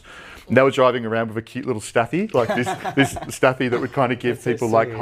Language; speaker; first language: English; native; English